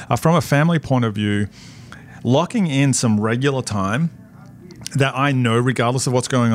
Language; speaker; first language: English; native; English